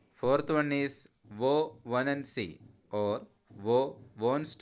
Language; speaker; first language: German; non-native, learner; Malayalam